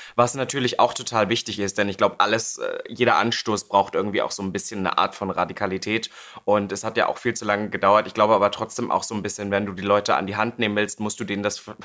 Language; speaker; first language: German; native; German